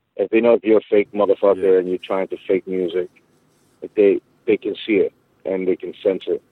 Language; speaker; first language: English; early bilingual, other home language; Spanish